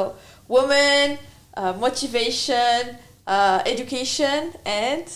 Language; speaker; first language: English; non-native, fluent; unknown